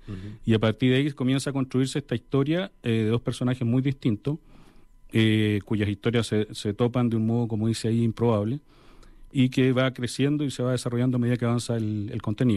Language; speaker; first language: Spanish; native; Spanish